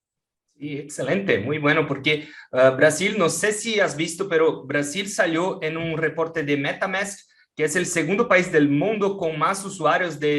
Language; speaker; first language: Spanish; non-native, fluent; Portuguese